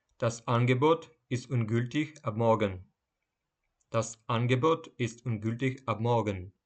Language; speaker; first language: German; non-native, fluent; Ukrainian